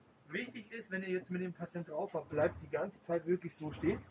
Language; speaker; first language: German; non-native, local second language; Romansh